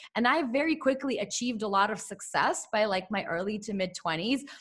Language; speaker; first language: English; early bilingual, other home language; Russian